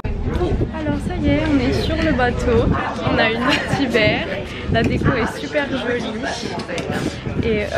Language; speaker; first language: French; native; French